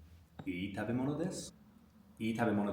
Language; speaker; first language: Japanese; non-native, learner; English